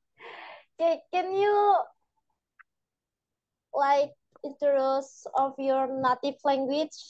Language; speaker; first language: English; non-native, learner; Indonesian